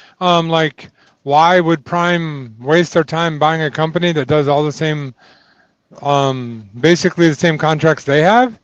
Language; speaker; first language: English; native; English